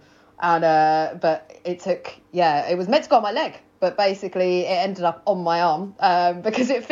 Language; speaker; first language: English; native; English